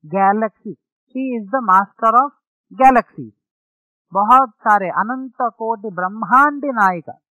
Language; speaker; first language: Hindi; non-native, local second language; Telugu